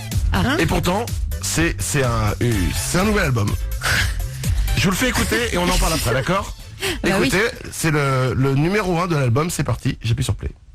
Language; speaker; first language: French; native; French